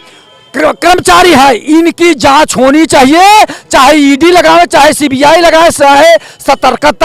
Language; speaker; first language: Hindi; native; Hindi